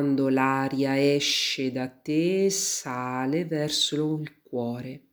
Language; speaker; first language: Italian; native; Italian